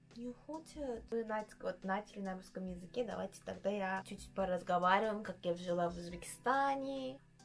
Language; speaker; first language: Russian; native; Russian